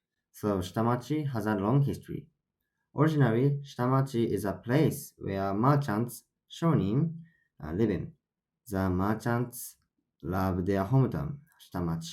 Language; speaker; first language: English; non-native, learner; Japanese